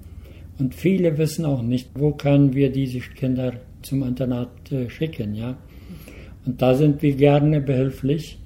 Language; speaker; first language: German; early bilingual, heritage; Low German